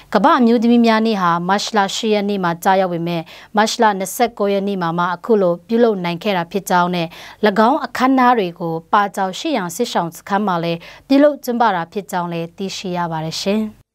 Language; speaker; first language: Burmese; non-native, local second language; Kachin